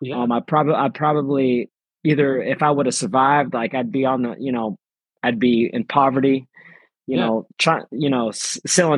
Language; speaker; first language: English; native; English